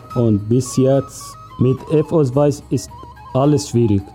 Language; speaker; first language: German; non-native, learner; Kurdish